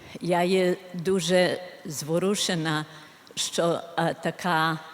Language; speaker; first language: Ukrainian; early bilingual, other home language; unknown